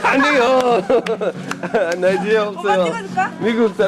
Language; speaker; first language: Korean; non-native, learner; English